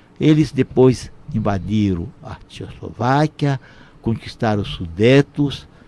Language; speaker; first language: Portuguese; non-native, fluent; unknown